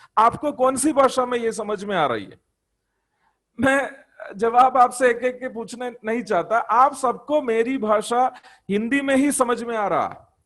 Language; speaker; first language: Hindi; non-native, local second language; Malayalam